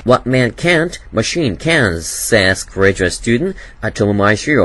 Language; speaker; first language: English; non-native, fluent; Korean